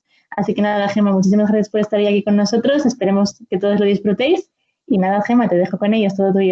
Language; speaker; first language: Spanish; native; Spanish